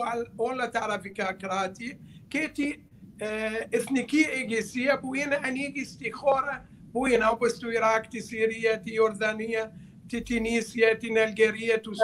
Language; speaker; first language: Greek; non-native, learner; Arabic